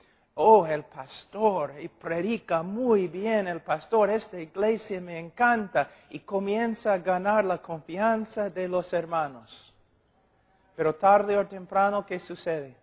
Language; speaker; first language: Spanish; non-native, fluent; English